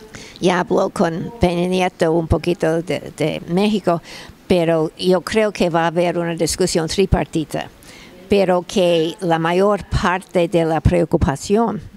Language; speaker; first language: Spanish; non-native, fluent; English